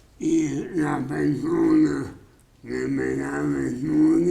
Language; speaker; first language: Spanish; non-native, fluent; English